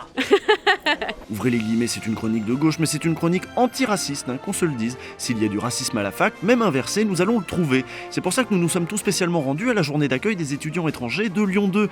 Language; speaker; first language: French; native; French